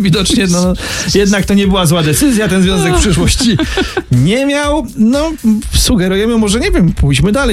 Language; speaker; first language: Polish; native; Polish